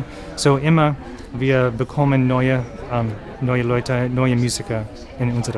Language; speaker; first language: German; non-native, learner; English